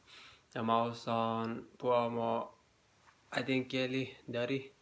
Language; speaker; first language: Finnish; non-native, learner; Persian